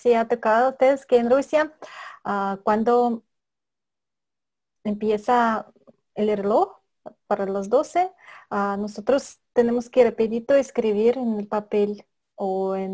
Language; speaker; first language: Spanish; non-native, fluent; Russian